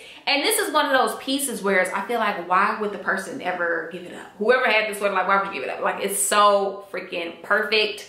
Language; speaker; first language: English; native; English